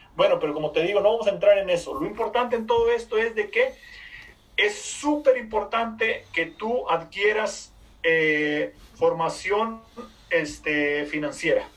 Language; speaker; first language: Spanish; native; Spanish